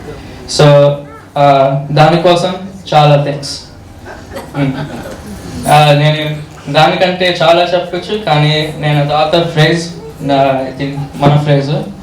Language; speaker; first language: Telugu; early bilingual, heritage; Telugu